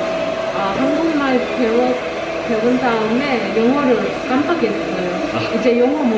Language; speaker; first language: Korean; non-native, fluent; Turkish